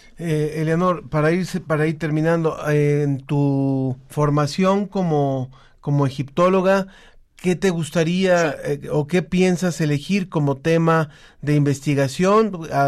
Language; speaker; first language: Spanish; native; Spanish